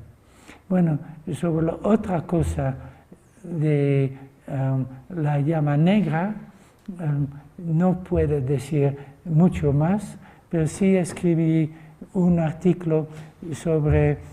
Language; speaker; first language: Spanish; non-native, fluent; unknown